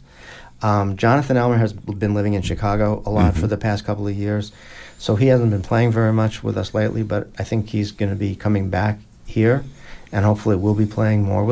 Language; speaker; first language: English; native; English